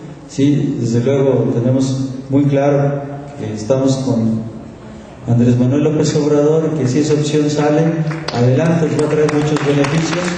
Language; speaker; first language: Spanish; native; Spanish